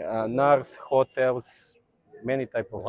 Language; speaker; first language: English; non-native, learner; Serbian